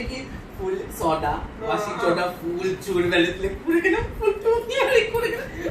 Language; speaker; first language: Malayalam; non-native, learner; Assamese